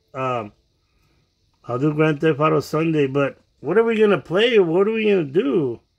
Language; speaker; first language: English; early bilingual, other home language; Spanish